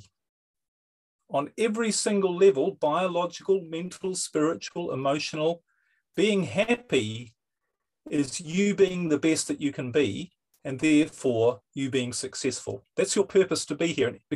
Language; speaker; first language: English; native; English